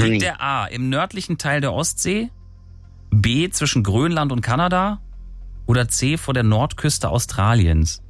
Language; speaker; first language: German; native; German